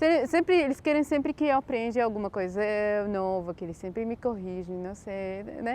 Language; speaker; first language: Portuguese; non-native, fluent; Arabic